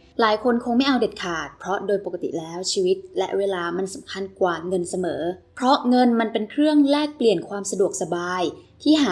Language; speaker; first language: Thai; native; Thai